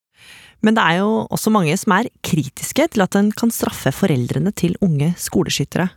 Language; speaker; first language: Norwegian; native; Norwegian